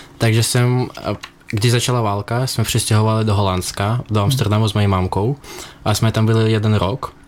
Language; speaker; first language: Czech; non-native, learner; Ukrainian